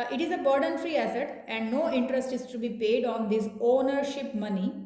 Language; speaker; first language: English; non-native, local second language; Gujarati